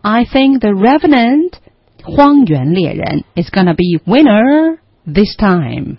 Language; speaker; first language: English; non-native, fluent; Chinese